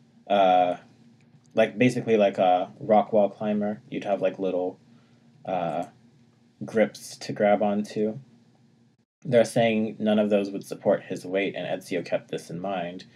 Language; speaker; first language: English; native; English